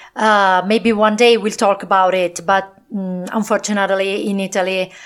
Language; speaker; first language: English; non-native, fluent; Italian